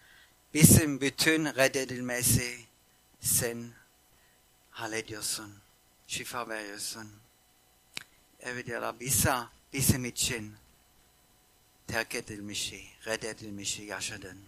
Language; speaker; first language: Turkish; non-native, fluent; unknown